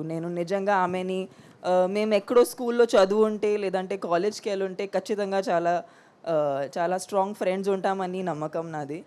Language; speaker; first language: Telugu; non-native, local second language; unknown